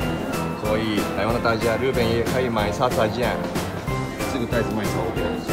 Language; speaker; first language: Chinese; non-native, learner; Japanese